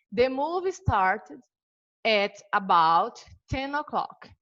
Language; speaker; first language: English; non-native, fluent; Portuguese